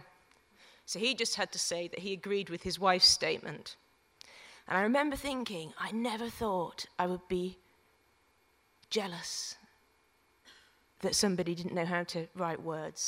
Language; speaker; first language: English; native; English